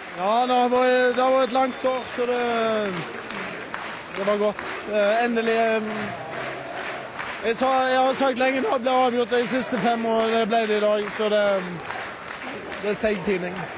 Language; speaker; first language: Norwegian; native; Norwegian